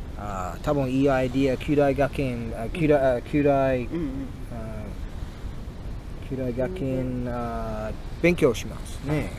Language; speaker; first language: Japanese; non-native, learner; English